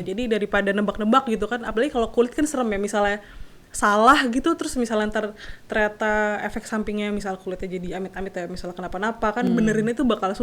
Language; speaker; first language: Indonesian; native; Indonesian